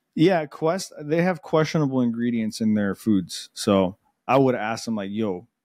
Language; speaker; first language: English; early bilingual, other home language; Spanish